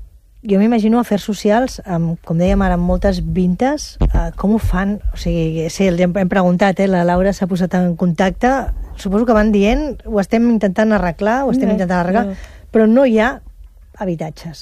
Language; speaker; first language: Catalan; native; Catalan